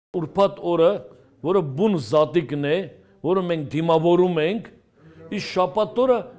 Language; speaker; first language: Armenian; non-native, local second language; Kurdish